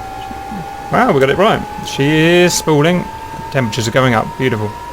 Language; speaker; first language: English; native; English